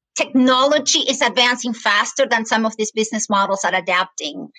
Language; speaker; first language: English; non-native, fluent; Spanish